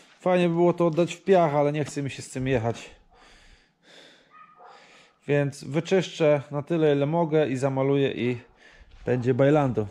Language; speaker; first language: Polish; native; Polish